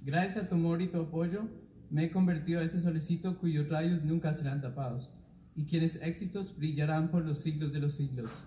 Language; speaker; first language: Spanish; early bilingual, other home language; English